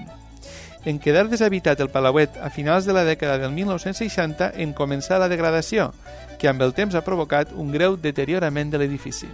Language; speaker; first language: Catalan; native; Catalan